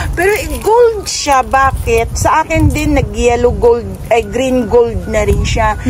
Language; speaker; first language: Filipino; native; Filipino